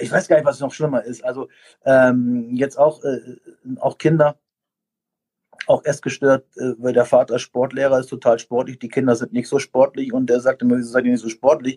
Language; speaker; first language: German; native; German